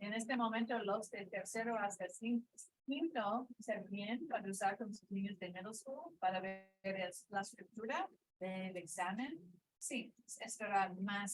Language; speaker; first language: Spanish; non-native, learner; English